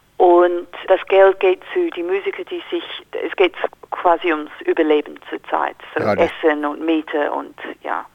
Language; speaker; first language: German; non-native, learner; English